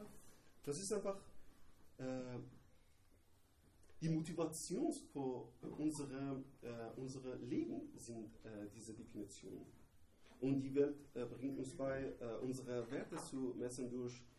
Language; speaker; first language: German; non-native, learner; Persian